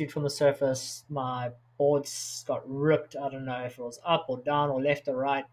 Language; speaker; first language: English; native; English